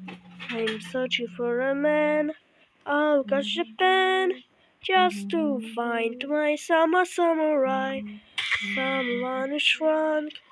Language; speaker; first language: English; non-native, learner; Ukrainian